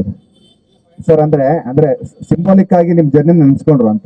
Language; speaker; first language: Kannada; native; Kannada